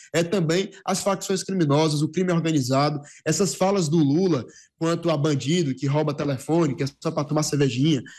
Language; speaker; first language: Portuguese; native; Portuguese